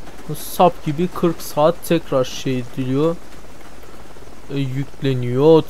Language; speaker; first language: Turkish; native; Turkish